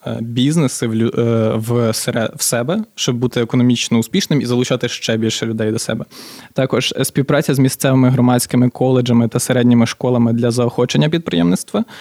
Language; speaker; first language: Ukrainian; native; Ukrainian